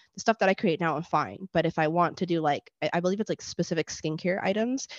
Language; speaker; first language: English; non-native, fluent; Spanish